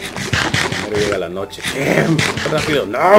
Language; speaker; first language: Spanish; early bilingual, heritage; Spanish